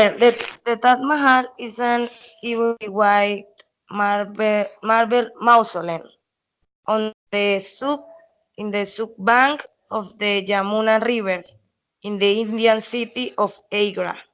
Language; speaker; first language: English; non-native, learner; Spanish